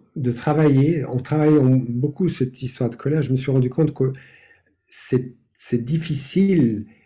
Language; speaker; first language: French; non-native, fluent; English